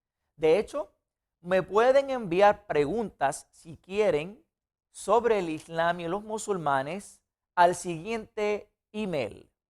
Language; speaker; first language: Spanish; non-native, fluent; Arabic